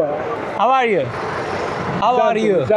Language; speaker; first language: English; non-native, learner; Turkish